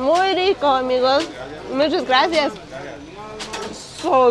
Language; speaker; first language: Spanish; non-native, learner; English